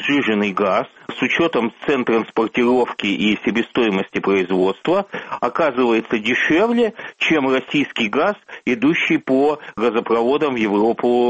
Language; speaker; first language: Russian; native; Russian